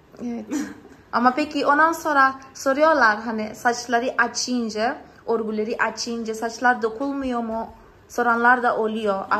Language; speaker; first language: Turkish; non-native, fluent; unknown